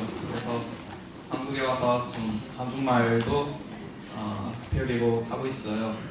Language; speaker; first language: Korean; non-native, fluent; English